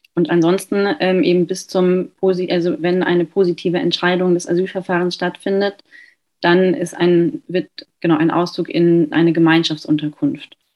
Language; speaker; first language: German; native; German